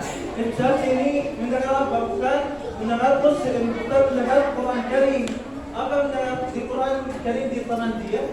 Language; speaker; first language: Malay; non-native, learner; Arabic